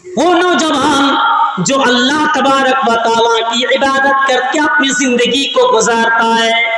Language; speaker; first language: Urdu; non-native, local second language; Bangla